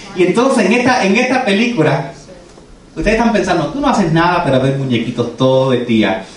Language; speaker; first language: Spanish; early bilingual, heritage; Spanish